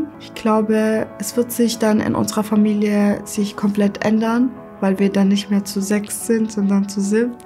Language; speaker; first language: German; early bilingual, other home language; Kurdish